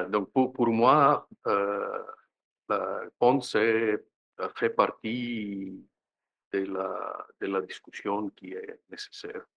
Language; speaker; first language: French; non-native, fluent; Greek